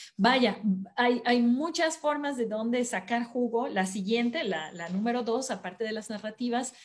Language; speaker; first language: Spanish; native; Spanish